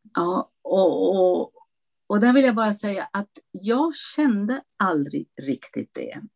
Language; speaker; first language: Swedish; non-native, fluent; Italian